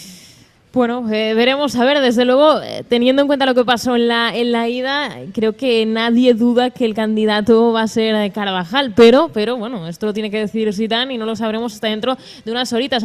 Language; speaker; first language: Spanish; native; Spanish